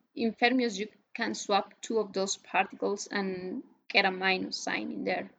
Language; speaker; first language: English; non-native, fluent; Spanish